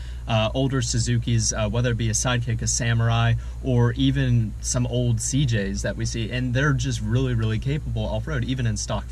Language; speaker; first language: English; native; English